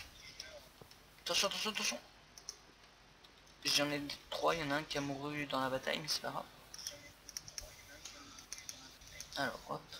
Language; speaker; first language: French; native; French